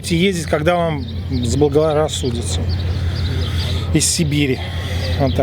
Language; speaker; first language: Russian; native; Russian